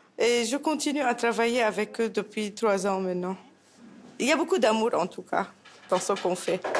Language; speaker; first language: French; non-native, local second language; Arabic